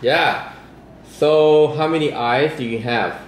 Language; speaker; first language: English; non-native, fluent; Thai